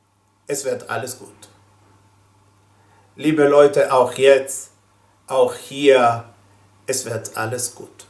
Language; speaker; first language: German; non-native, fluent; Hebrew